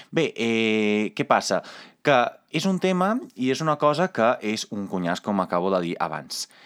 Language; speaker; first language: Catalan; non-native, fluent; Italian